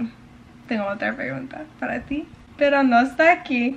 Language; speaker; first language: Spanish; early bilingual, heritage; English